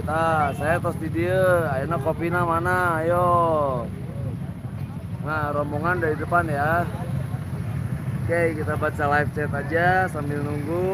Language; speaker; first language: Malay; non-native, local second language; Sundanese